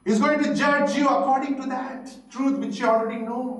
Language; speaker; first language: English; non-native, local second language; Tamil